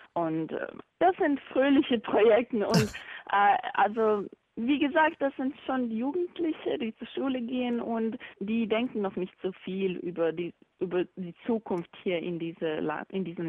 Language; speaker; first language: German; non-native, learner; Bosnian